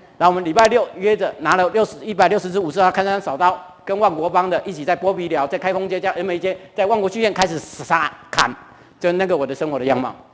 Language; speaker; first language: Chinese; non-native, local second language; Hakka Chinese